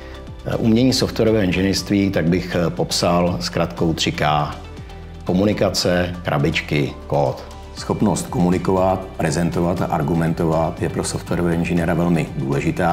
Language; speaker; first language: Czech; native; Czech